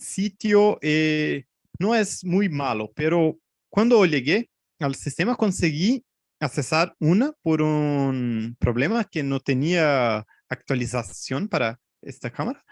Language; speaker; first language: Spanish; non-native, fluent; Portuguese